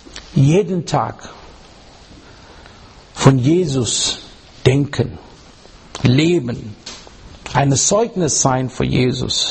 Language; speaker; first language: German; non-native, learner; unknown